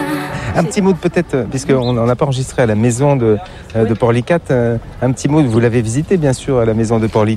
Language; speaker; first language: French; native; French